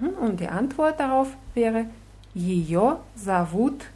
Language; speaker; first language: German; non-native, fluent; Russian